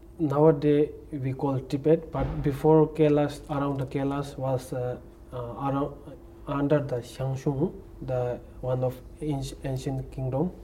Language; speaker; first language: English; non-native, learner; Tibetan